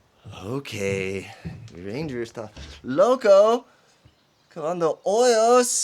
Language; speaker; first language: Spanish; non-native, fluent; English